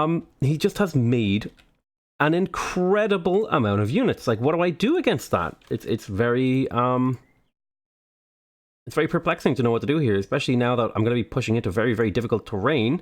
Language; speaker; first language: English; native; English